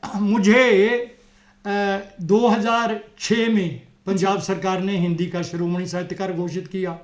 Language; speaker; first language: Hindi; non-native, local second language; Punjabi